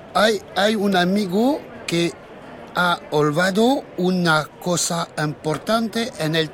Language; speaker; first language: Spanish; non-native, learner; French